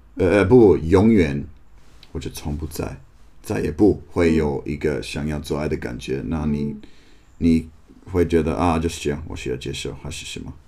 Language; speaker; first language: Chinese; non-native, learner; English